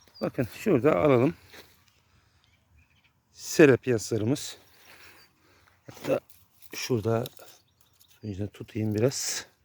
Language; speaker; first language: Turkish; native; Turkish